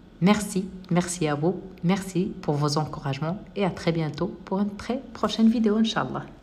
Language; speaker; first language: French; non-native, local second language; Arabic